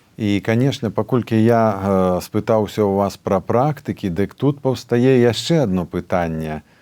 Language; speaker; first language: Belarusian; native; Belarusian